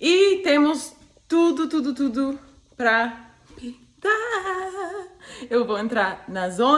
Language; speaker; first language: Portuguese; non-native, fluent; English